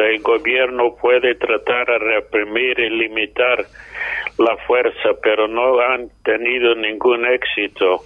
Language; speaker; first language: Spanish; non-native, fluent; English